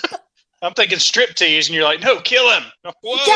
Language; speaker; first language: English; native; English